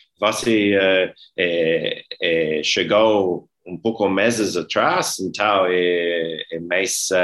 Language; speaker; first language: Portuguese; non-native, learner; English